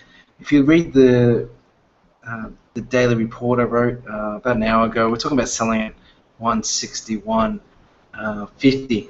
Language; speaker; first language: English; native; English